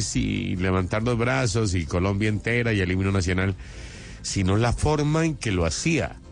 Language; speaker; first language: Spanish; native; Spanish